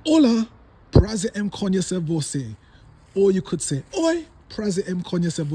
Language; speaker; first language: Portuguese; non-native, learner; English